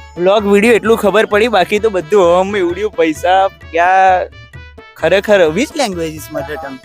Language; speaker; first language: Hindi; non-native, local second language; Gujarati